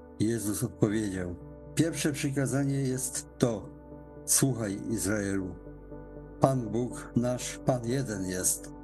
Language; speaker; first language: Polish; native; Polish